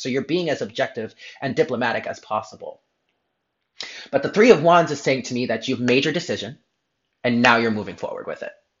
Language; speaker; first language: English; native; English